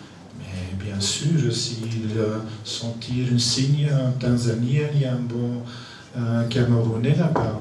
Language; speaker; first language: French; non-native, learner; Dutch